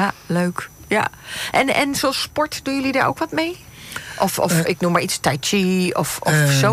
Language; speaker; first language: Dutch; native; Dutch